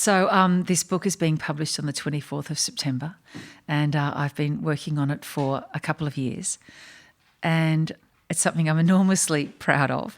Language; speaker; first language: English; native; English